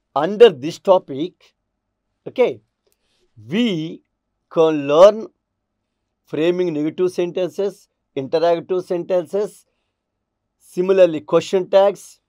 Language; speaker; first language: English; non-native, local second language; Telugu